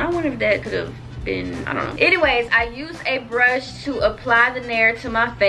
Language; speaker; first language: English; native; English